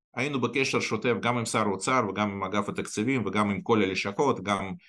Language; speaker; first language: Hebrew; non-native, fluent; Russian